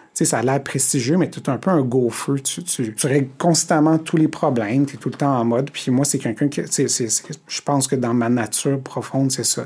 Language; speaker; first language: French; native; French